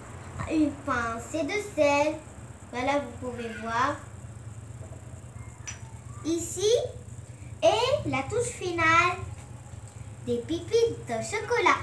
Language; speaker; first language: French; non-native, local second language; Arabic